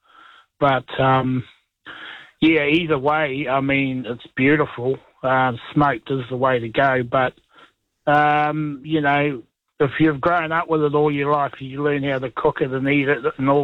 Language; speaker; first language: English; native; English